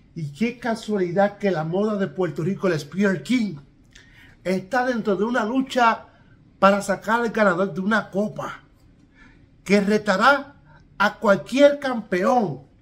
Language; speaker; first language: Spanish; native; Spanish